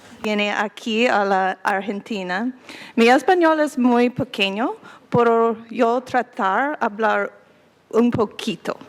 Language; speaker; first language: Spanish; non-native, learner; English